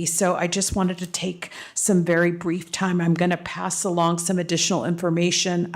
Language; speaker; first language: English; native; English